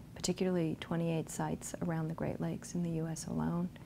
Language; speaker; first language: English; native; English